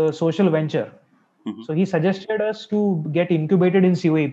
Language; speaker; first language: English; non-native, local second language; Marathi